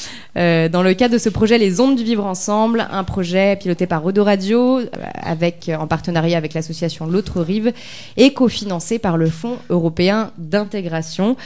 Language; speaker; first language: French; native; French